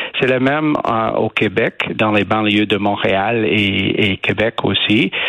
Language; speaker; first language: French; non-native, learner; English